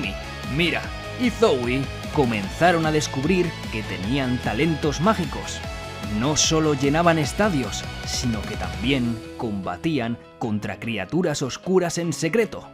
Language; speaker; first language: Spanish; native; Spanish